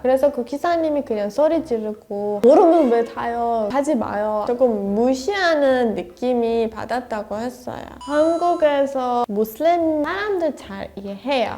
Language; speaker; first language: Korean; non-native, learner; Persian